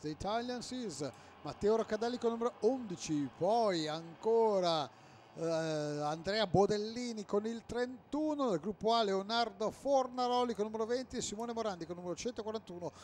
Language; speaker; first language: Italian; native; Italian